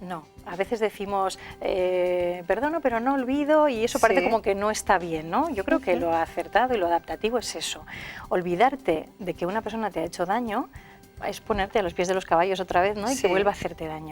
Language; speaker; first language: Spanish; native; Spanish